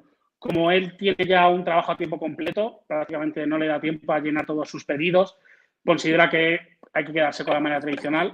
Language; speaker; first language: Spanish; native; Spanish